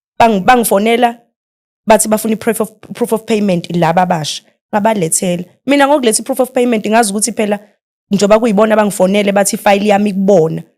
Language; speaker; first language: Zulu; native; Zulu